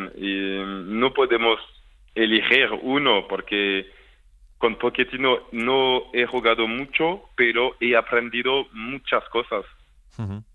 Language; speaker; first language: Spanish; non-native, fluent; French